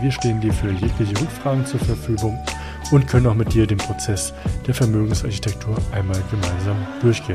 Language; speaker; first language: German; native; German